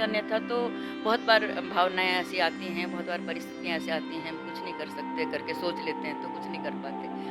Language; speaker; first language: Hindi; non-native, local second language; Odia